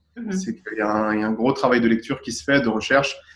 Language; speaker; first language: French; native; French